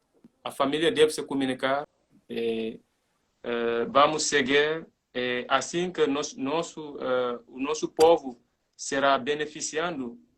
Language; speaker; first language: Portuguese; non-native, learner; Mandingo